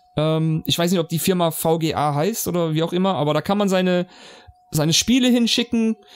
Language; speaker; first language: German; native; German